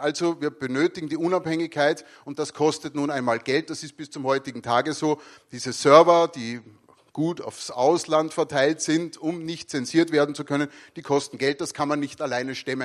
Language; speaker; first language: German; native; German